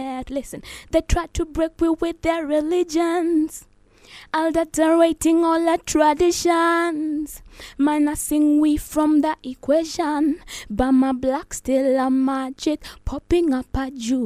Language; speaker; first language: English; non-native, local second language; Luo (Kenya and Tanzania)